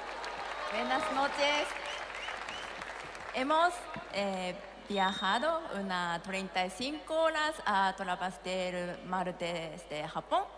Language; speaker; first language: Spanish; non-native, fluent; Japanese